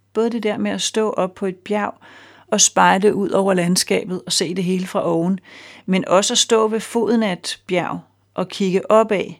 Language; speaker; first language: Danish; native; Danish